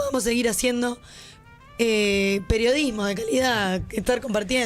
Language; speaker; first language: Spanish; native; Spanish